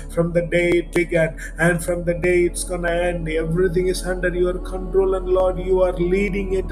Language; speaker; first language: English; non-native, local second language; Tamil